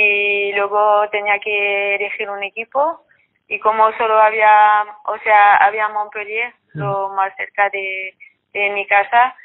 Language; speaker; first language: Spanish; non-native, fluent; French